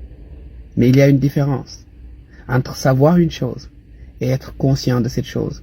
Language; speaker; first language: French; non-native, local second language; Wolof